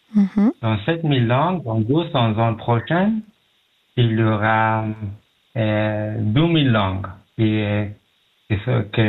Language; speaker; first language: French; non-native, learner; Pashto